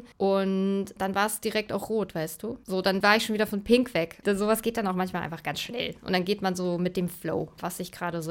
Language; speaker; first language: German; native; German